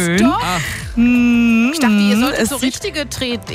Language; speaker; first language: German; native; German